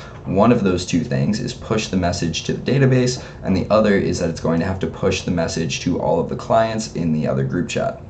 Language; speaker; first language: English; native; English